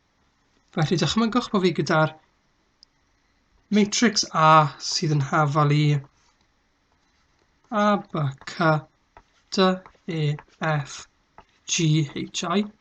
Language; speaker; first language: Welsh; native; Welsh